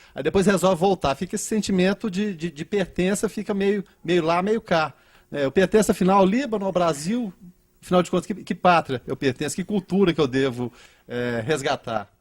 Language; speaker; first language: Portuguese; native; Portuguese